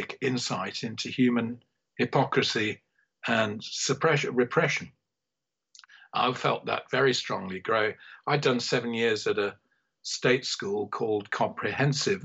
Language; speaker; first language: English; native; English